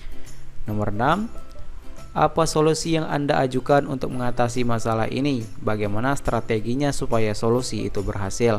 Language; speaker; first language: Indonesian; native; Indonesian